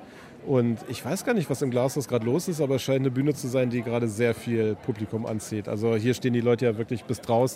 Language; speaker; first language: German; native; German